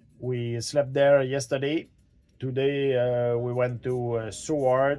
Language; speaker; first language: English; non-native, learner; French